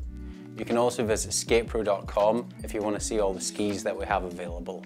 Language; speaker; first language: English; native; English